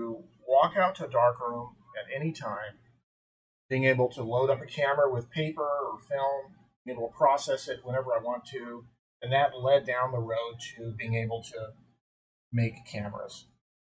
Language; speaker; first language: English; native; English